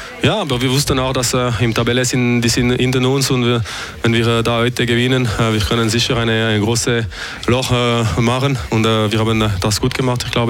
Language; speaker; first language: German; non-native, fluent; French